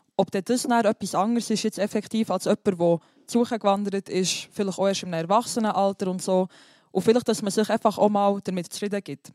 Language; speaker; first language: German; early bilingual, other home language; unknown